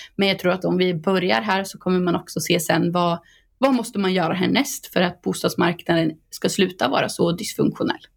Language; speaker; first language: Swedish; native; Swedish